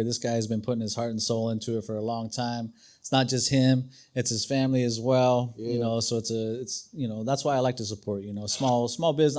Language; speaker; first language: English; native; English